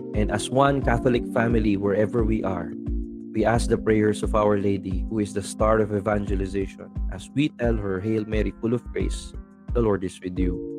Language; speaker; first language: English; non-native, local second language; Filipino